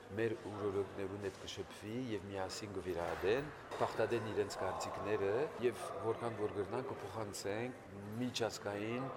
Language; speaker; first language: Armenian; early bilingual, heritage; Armenian